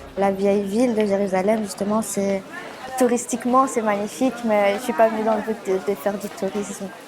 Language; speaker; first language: French; early bilingual, other home language; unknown